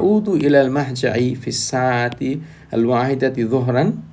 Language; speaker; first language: Arabic; non-native, fluent; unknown